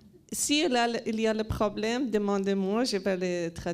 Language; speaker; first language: French; non-native, learner; Persian